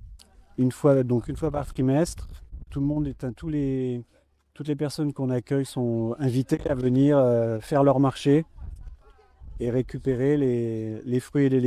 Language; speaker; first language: French; native; French